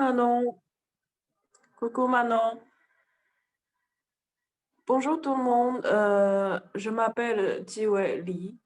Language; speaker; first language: French; non-native, learner; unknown